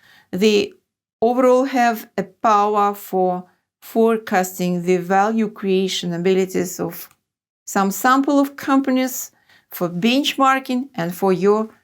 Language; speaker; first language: English; non-native, fluent; Russian